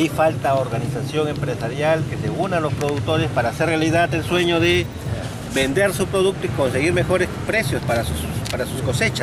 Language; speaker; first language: Spanish; native; Spanish